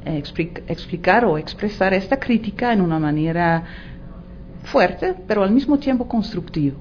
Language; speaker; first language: Spanish; non-native, fluent; Dutch